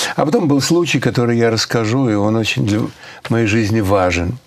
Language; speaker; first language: Russian; native; Russian